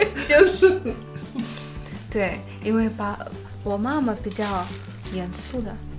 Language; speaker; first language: Chinese; non-native, fluent; Russian